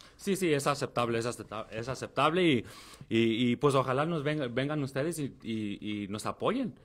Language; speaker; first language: Spanish; early bilingual, heritage; Spanish